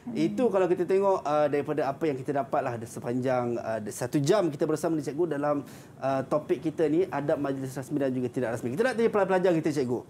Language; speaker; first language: Malay; native; Malay